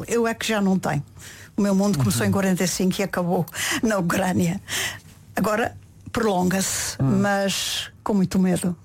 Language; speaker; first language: Portuguese; native; Portuguese